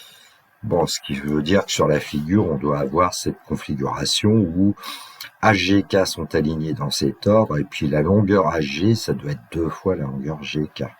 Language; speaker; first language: French; native; French